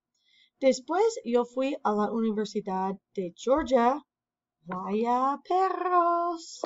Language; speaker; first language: Spanish; non-native, fluent; English